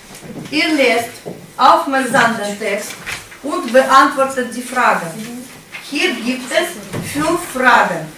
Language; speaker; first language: German; non-native, fluent; Russian